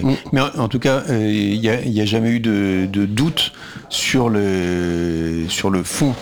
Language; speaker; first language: French; native; French